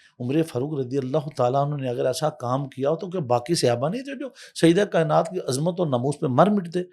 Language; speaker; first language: Urdu; native; Urdu